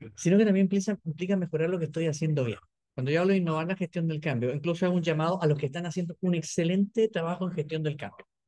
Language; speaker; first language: Spanish; native; Spanish